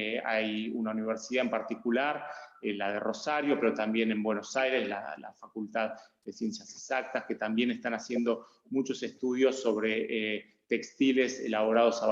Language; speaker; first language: Spanish; native; Spanish